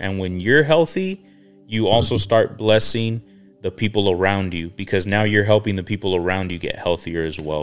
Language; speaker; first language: English; early bilingual, other home language; Spanish